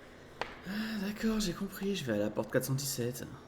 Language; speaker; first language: French; native; French